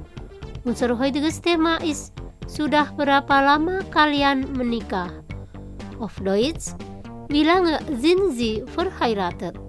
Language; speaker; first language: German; non-native, fluent; Indonesian